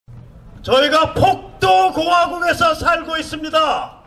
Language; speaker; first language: Korean; native; Korean